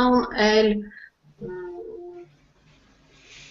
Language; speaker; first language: French; non-native, learner; Russian